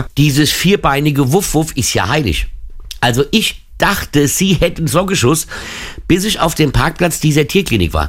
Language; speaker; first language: German; native; German